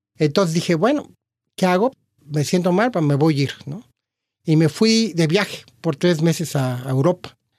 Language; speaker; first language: Spanish; native; Spanish